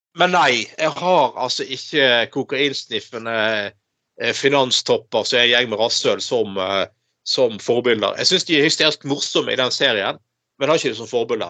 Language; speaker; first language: Norwegian; native; Norwegian